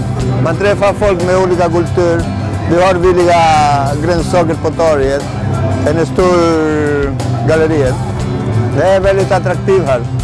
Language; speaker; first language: Swedish; non-native, fluent; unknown